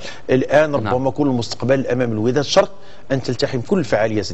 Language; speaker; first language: Arabic; native; Arabic